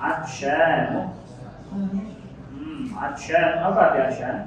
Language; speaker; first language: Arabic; non-native, fluent; Indonesian